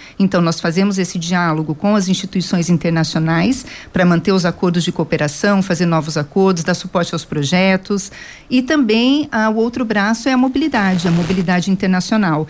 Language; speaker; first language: Portuguese; native; Portuguese